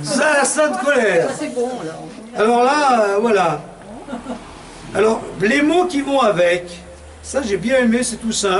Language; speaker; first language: French; native; French